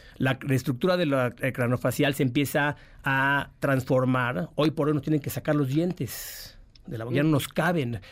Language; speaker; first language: Spanish; native; Spanish